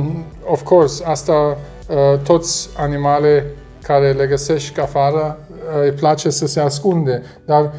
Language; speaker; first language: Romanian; non-native, learner; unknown